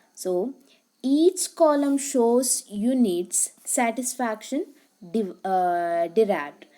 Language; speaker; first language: English; non-native, local second language; Kannada